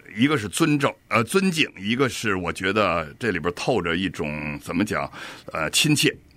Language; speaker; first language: Chinese; native; Chinese